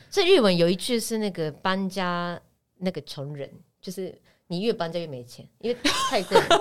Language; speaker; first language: Chinese; non-native, fluent; Japanese